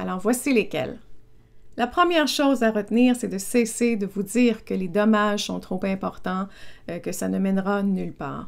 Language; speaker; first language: French; native; French